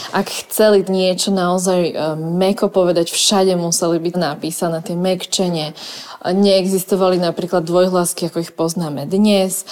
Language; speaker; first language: Slovak; native; Slovak